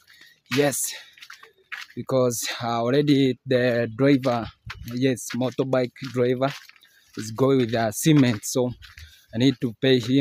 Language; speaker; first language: English; non-native, learner; Swahili